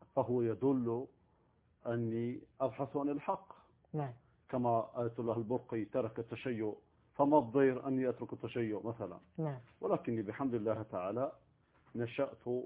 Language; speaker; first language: Arabic; non-native, local second language; Baluchi